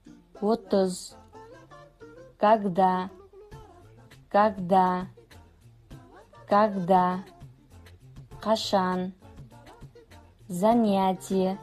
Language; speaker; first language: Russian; non-native, fluent; Kazakh